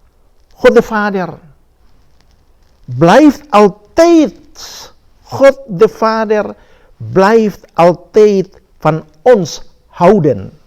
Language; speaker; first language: Dutch; non-native, fluent; Indonesian